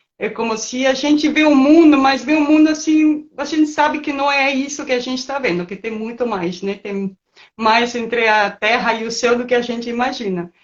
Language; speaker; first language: Portuguese; non-native, fluent; Spanish